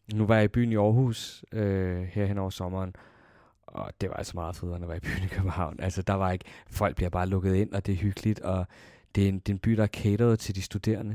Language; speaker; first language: Danish; early bilingual, other home language; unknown